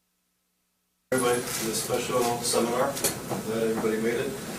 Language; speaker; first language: English; native; English